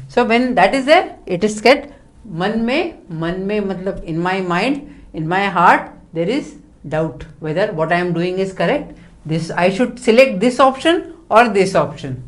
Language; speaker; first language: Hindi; non-native, local second language; Tamil